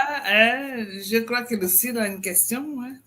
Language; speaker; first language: French; non-native, fluent; Portuguese